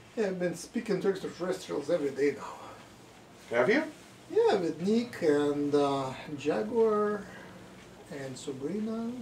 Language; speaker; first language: English; non-native, fluent; Russian